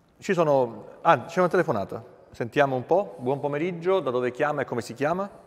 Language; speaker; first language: Italian; native; Italian